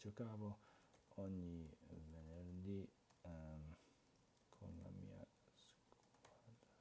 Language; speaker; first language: Italian; non-native, fluent; English